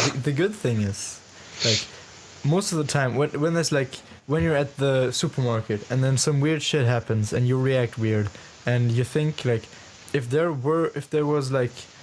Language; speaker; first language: English; non-native, fluent; German